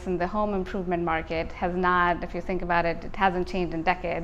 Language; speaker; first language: English; non-native, local second language; Hindi